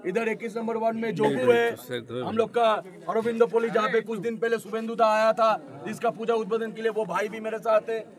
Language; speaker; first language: Hindi; non-native, local second language; Bangla